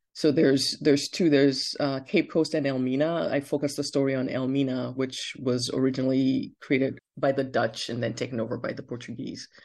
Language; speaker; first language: English; non-native, local second language; Yoruba